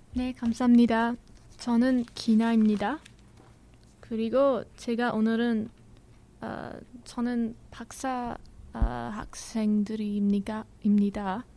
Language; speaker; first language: Korean; non-native, learner; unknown